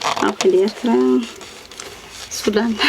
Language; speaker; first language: French; non-native, learner; Tigrinya